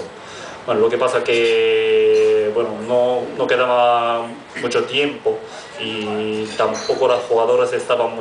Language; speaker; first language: Spanish; non-native, fluent; Japanese